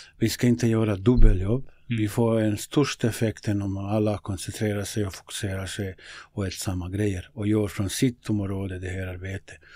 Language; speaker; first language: Swedish; non-native, fluent; Bosnian